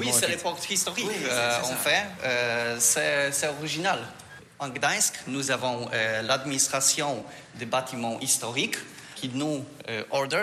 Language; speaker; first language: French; non-native, learner; Polish